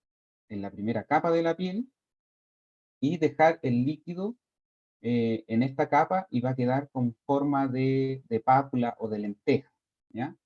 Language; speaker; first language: Spanish; native; Spanish